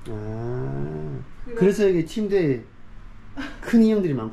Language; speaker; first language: Korean; native; Korean